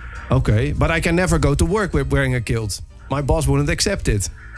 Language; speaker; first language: English; non-native, fluent; Dutch